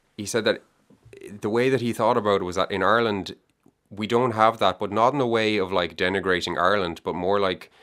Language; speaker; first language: English; native; English